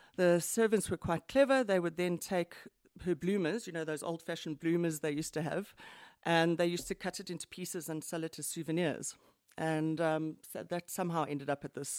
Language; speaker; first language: English; native; English